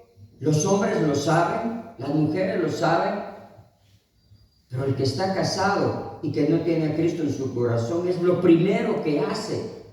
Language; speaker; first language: Spanish; native; Spanish